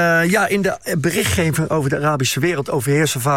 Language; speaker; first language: Dutch; native; Dutch